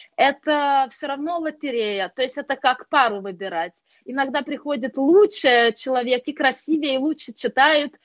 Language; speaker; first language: Russian; non-native, fluent; Lithuanian